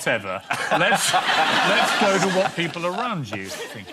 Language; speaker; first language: English; native; English